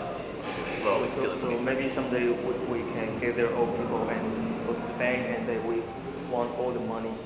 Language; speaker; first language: English; non-native, learner; Chinese